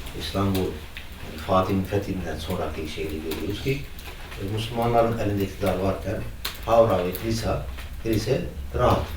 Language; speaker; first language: Turkish; non-native, fluent; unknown